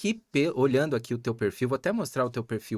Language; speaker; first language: Portuguese; native; Portuguese